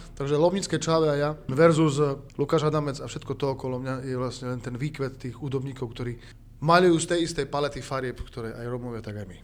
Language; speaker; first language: Slovak; native; Slovak